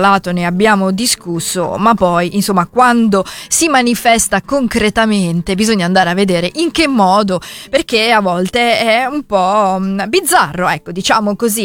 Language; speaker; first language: Italian; native; Italian